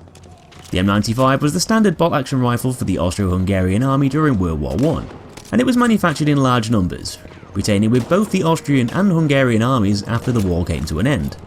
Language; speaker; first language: English; native; English